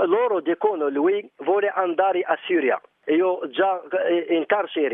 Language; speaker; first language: Italian; non-native, learner; Arabic